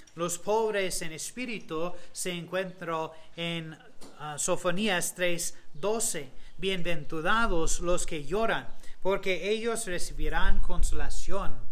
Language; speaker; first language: Spanish; non-native, fluent; English